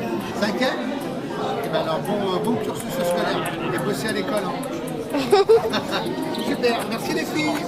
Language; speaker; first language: French; native; French